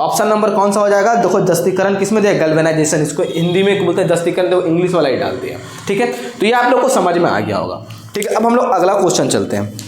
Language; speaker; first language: Hindi; native; Hindi